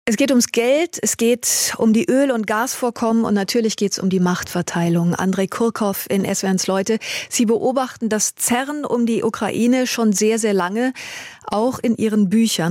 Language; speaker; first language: German; native; German